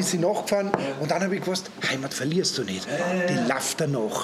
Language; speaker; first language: German; native; German